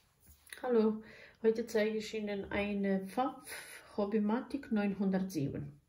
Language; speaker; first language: German; non-native, learner; Croatian